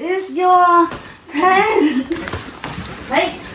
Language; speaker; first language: English; non-native, learner; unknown